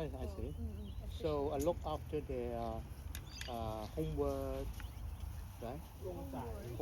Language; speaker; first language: English; non-native, fluent; Cantonese